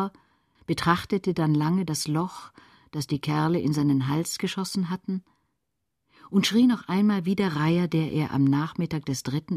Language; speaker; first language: German; native; German